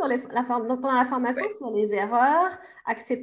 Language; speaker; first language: French; native; French